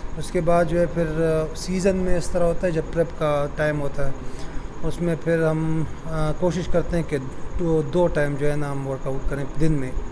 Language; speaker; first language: Urdu; non-native, local second language; Pashto